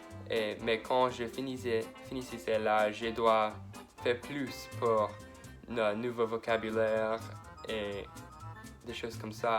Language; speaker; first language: French; non-native, learner; English